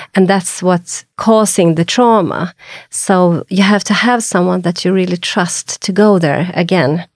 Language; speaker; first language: English; non-native, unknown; Swedish